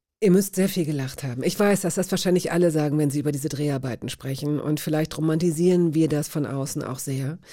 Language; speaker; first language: German; native; German